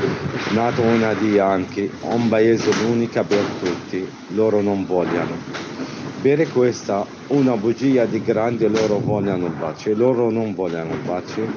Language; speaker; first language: Italian; non-native, learner; Arabic